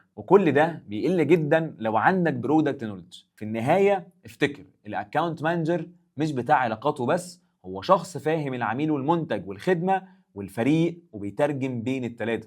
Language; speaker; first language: Arabic; native; Arabic